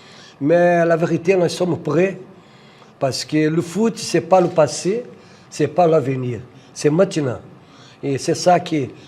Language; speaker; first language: French; non-native, fluent; Portuguese